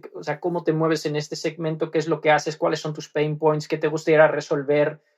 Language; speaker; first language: Spanish; non-native, fluent; Dutch